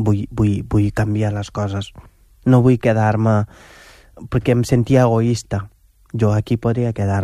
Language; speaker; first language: Catalan; non-native, fluent; Wolof